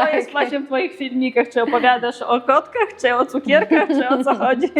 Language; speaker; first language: Polish; native; Polish